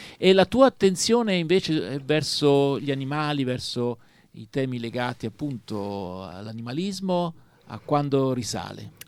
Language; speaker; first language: Italian; native; Italian